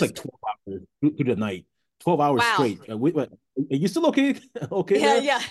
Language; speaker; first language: English; early bilingual, other home language; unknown